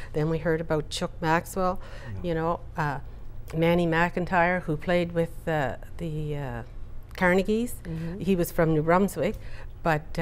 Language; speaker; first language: English; native; English